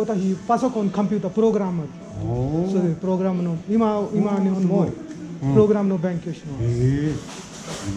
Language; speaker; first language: Japanese; non-native, learner; Punjabi